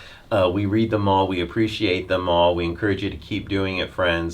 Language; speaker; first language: English; native; English